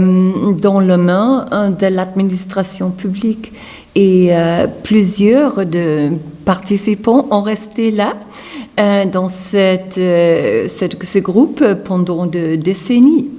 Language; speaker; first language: French; non-native, fluent; German